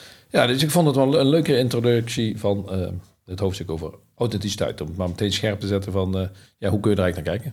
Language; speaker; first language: Dutch; native; Dutch